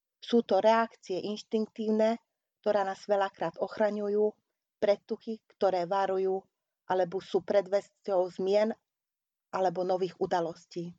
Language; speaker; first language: Slovak; non-native, local second language; Hungarian